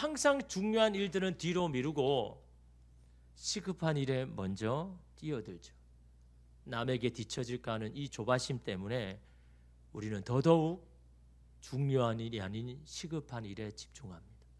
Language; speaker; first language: Korean; native; Korean